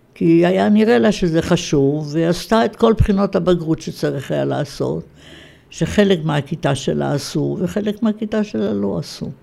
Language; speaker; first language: Hebrew; native; Hebrew